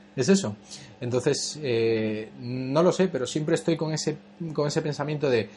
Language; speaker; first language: Spanish; native; Spanish